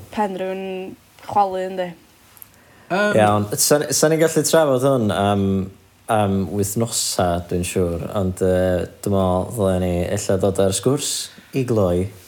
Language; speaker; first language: Welsh; native; Welsh